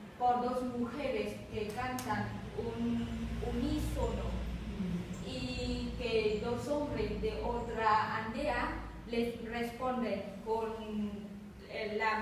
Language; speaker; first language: Spanish; non-native, fluent; Vietnamese